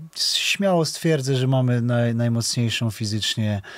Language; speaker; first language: Polish; native; Polish